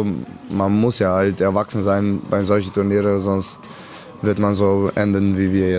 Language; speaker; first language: German; non-native, fluent; Serbian